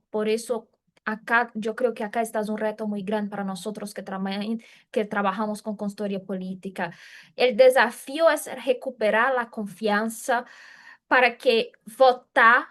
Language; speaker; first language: Spanish; non-native, fluent; Portuguese